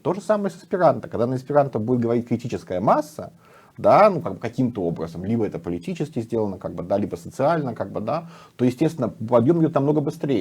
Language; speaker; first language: Russian; native; Russian